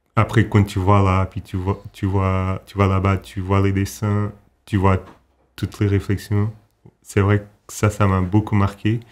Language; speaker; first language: French; non-native, fluent; Portuguese